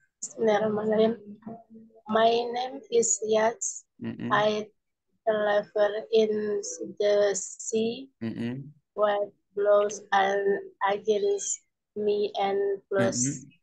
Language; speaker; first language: English; non-native, learner; Indonesian